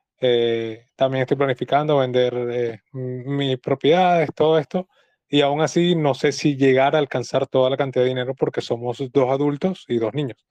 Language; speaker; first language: Spanish; native; Spanish